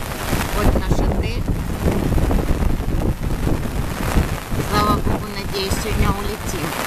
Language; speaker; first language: Russian; native; Russian